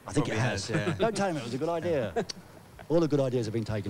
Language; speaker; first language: English; native; English